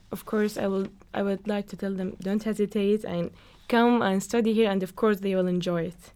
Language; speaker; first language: English; non-native, learner; Arabic